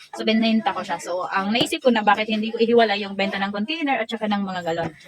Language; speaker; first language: Filipino; non-native, local second language; Waray